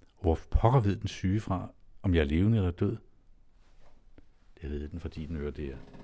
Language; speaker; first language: Danish; native; Danish